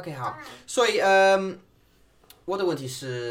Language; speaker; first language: Chinese; non-native, learner; English